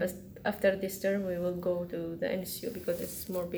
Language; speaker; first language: English; non-native, learner; Arabic